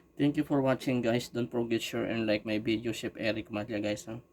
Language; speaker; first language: English; non-native, local second language; Filipino